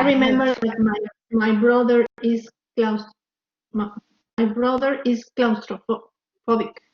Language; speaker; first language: English; non-native, learner; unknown